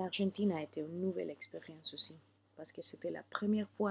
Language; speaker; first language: French; non-native, fluent; Spanish